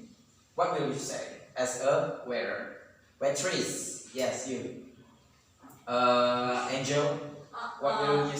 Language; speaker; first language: English; non-native, learner; Indonesian